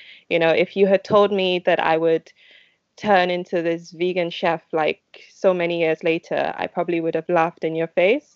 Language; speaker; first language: English; non-native, local second language; Yoruba